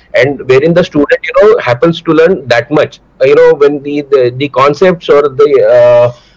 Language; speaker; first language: English; non-native, local second language; Marathi